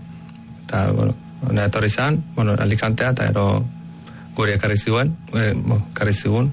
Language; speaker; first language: Basque; early bilingual, other home language; Arabic